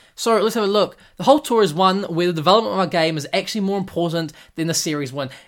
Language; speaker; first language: English; native; English